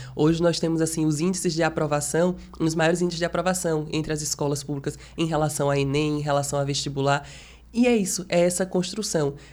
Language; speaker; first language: Portuguese; native; Portuguese